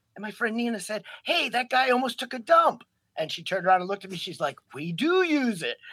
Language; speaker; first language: English; native; English